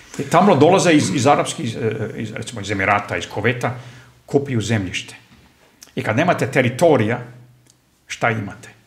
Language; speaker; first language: Croatian; early bilingual, heritage; Croatian